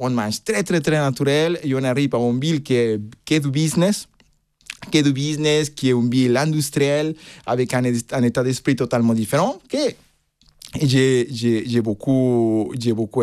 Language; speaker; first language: French; non-native, fluent; Spanish